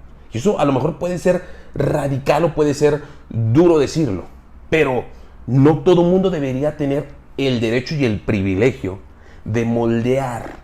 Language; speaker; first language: Spanish; native; Spanish